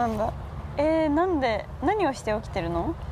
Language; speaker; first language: Japanese; native; Japanese